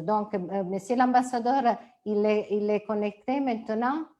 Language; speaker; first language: French; non-native, fluent; Italian